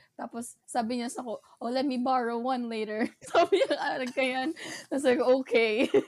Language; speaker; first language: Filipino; non-native, local second language; Bikol